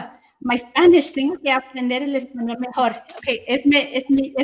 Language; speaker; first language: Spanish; early bilingual, heritage; English